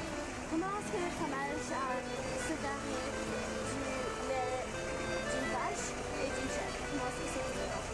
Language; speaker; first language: French; non-native, learner; English